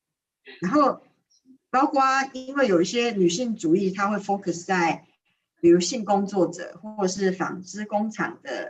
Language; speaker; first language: Chinese; native; Chinese